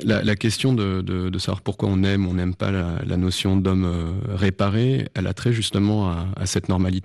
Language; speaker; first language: French; native; French